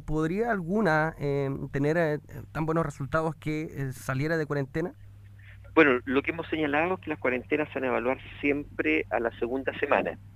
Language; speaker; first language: Spanish; native; Spanish